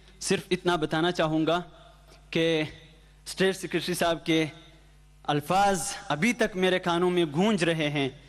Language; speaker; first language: Urdu; non-native, local second language; Pashto